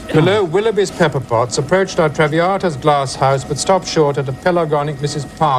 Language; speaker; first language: English; native; English